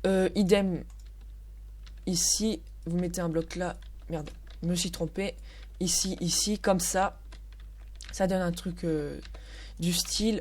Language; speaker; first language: French; native; French